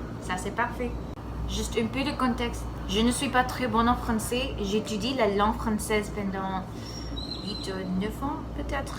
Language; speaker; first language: French; non-native, learner; English